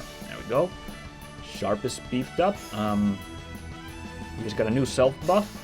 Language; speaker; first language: English; native; English